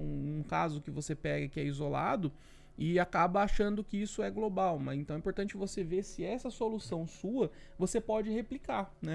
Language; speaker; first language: Portuguese; native; Portuguese